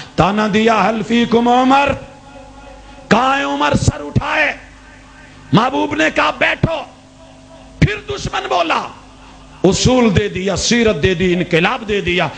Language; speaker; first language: Urdu; non-native, local second language; Punjabi